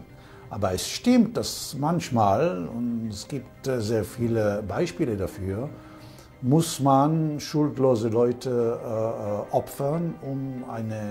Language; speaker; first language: German; non-native, fluent; Hebrew